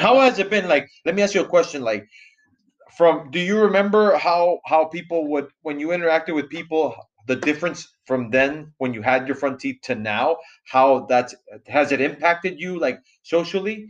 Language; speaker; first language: English; early bilingual, other home language; Spanish